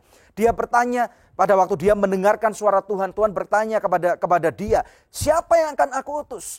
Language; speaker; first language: Indonesian; native; Indonesian